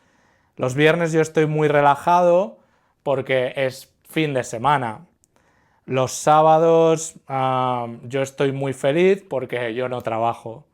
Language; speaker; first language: Spanish; non-native, fluent; English